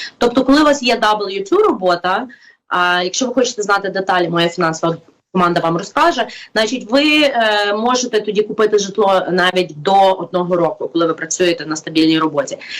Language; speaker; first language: Ukrainian; native; Ukrainian